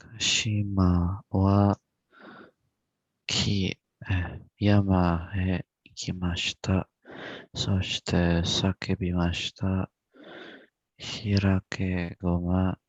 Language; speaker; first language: Japanese; non-native, learner; Indonesian